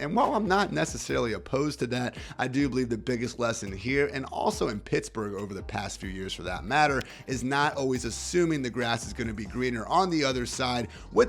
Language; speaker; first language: English; native; English